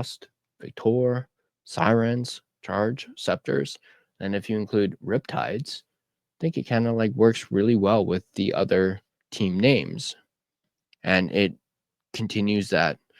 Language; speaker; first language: English; native; English